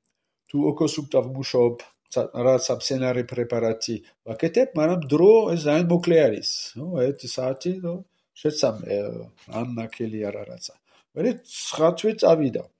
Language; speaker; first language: Georgian; non-native, learner; French